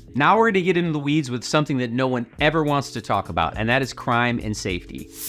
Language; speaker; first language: English; native; English